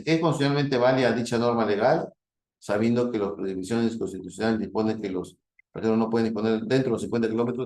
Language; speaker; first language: Spanish; native; Spanish